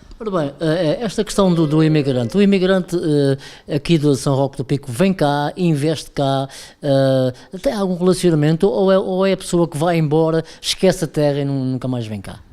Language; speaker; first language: Portuguese; native; Portuguese